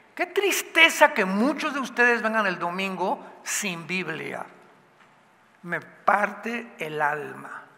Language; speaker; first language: Spanish; native; Spanish